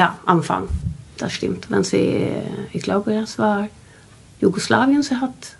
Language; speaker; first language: German; non-native, learner; Swedish